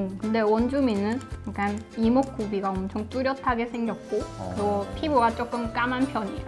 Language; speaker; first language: Korean; non-native, fluent; Chinese